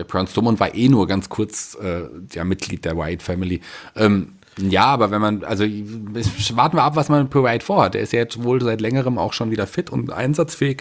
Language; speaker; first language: German; native; German